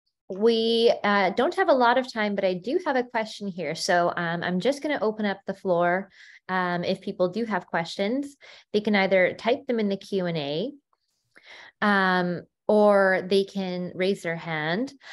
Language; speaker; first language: English; early bilingual, other home language; Ukrainian